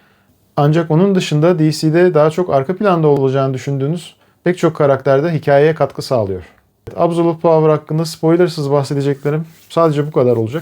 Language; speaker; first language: Turkish; native; Turkish